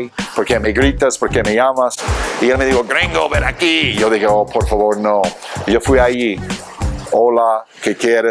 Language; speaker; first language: Spanish; non-native, fluent; English